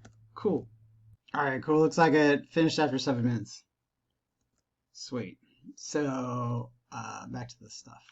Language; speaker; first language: English; native; English